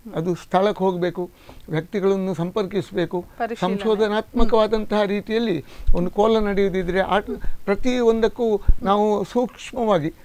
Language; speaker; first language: Kannada; non-native, local second language; Tulu